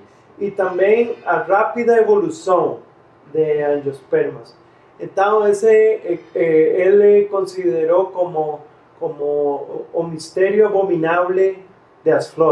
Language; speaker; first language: Portuguese; non-native, fluent; Spanish